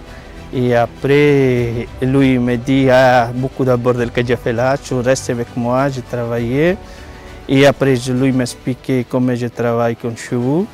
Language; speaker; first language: French; non-native, learner; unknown